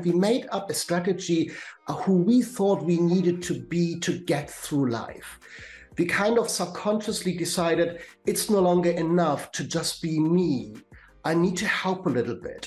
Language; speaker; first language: English; non-native, fluent; German